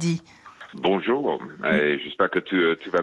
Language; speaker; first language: French; non-native, fluent; English